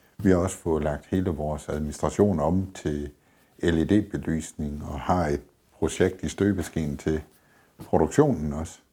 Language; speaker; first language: Danish; native; Danish